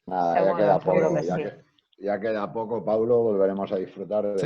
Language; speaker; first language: Spanish; native; Spanish